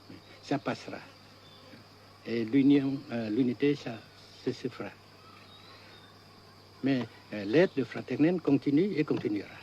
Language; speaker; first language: French; non-native, fluent; Vietnamese